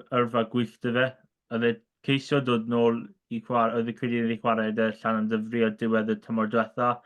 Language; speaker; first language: Welsh; native; Welsh